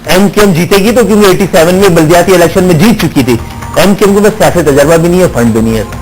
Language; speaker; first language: Urdu; native; Urdu